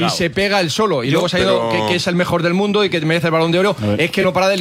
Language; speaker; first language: Spanish; native; Spanish